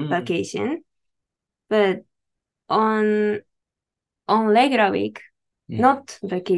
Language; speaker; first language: English; non-native, learner; Japanese